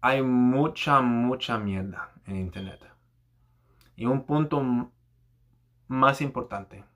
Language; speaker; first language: Spanish; non-native, learner; English